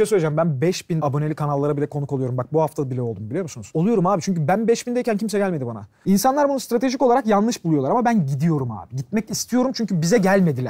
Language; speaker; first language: Turkish; native; Turkish